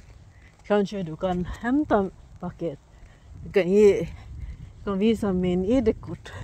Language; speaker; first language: Swedish; non-native, learner; Filipino